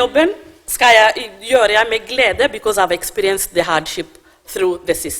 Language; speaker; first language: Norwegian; non-native, fluent; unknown